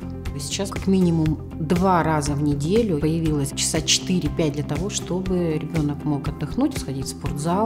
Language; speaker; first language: Russian; native; Russian